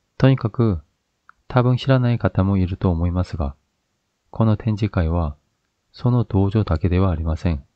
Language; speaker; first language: Japanese; non-native, fluent; Korean